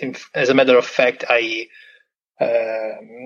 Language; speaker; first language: English; non-native, fluent; Italian